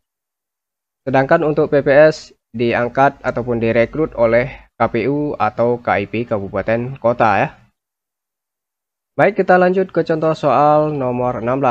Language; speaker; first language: Indonesian; native; Indonesian